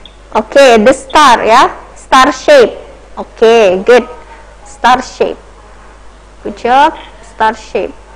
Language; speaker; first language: English; non-native, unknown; Indonesian